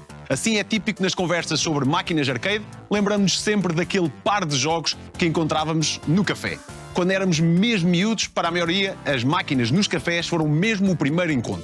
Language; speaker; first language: Portuguese; native; Portuguese